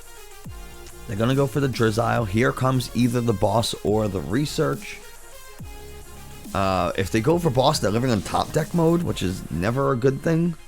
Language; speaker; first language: English; native; English